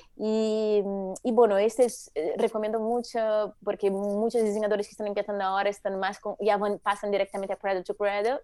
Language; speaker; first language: Spanish; non-native, fluent; Portuguese